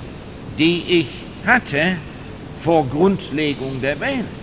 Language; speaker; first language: German; non-native, fluent; English